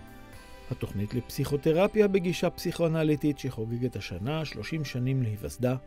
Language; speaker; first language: Hebrew; native; Hebrew